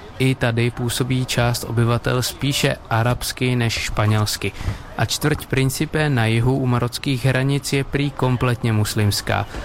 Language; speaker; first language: Czech; native; Czech